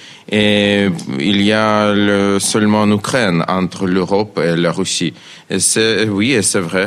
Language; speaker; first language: French; non-native, learner; Ukrainian